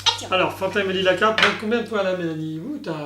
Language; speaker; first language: French; native; French